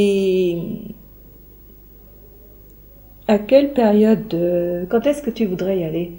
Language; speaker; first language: French; native; French